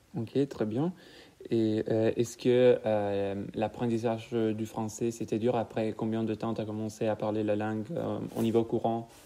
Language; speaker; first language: French; non-native, fluent; Italian